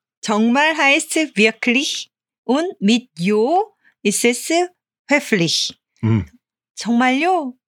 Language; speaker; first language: German; non-native, fluent; Korean